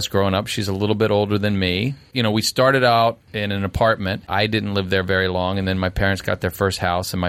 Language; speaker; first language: English; native; English